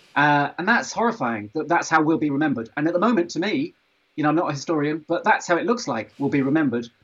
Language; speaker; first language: English; native; English